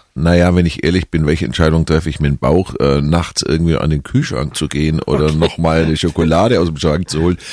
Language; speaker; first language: German; native; German